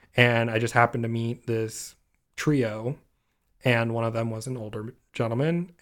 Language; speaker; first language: English; native; English